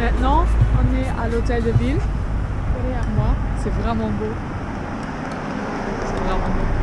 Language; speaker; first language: French; non-native, learner; German